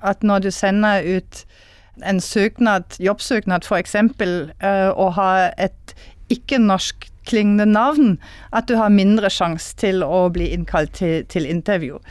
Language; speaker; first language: Norwegian; non-native, fluent; German